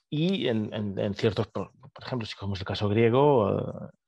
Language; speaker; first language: Spanish; native; Spanish